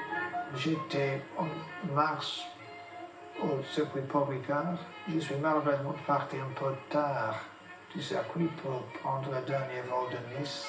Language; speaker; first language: French; non-native, fluent; English